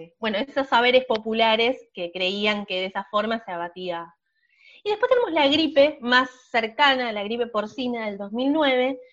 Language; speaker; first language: Spanish; native; Spanish